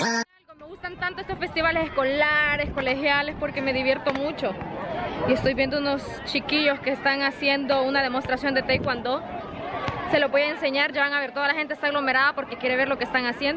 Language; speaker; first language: Spanish; native; Spanish